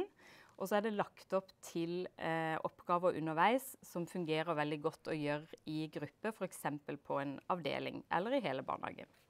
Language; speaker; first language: Norwegian; native; Norwegian